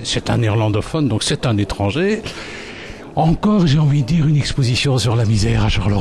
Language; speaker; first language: French; native; French